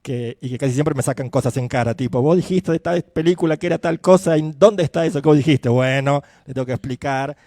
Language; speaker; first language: Spanish; native; Spanish